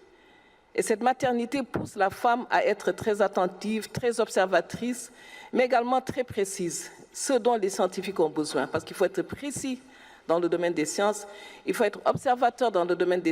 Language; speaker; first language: French; non-native, local second language; Wolof